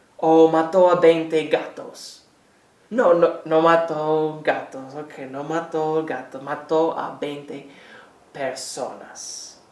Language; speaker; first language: Spanish; non-native, fluent; English